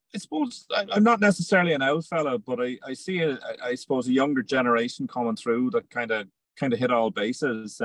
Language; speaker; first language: English; native; English